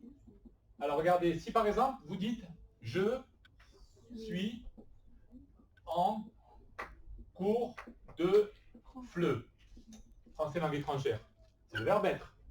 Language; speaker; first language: French; native; French